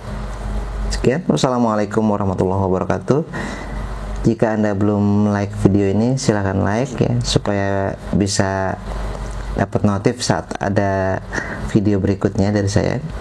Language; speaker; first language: Indonesian; native; Indonesian